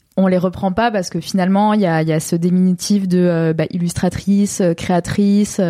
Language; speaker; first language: French; native; French